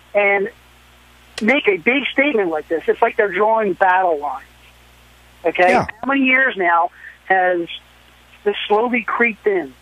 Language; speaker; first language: English; native; English